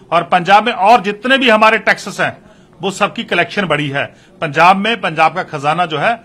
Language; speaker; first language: Hindi; non-native, local second language; Punjabi